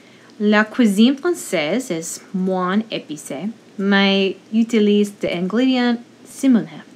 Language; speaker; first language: French; non-native, learner; English